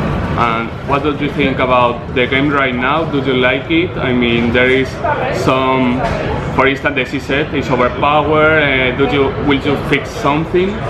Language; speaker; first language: English; non-native, learner; Spanish